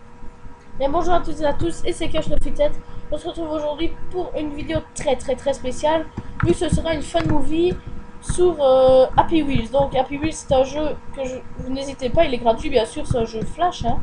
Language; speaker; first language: French; native; French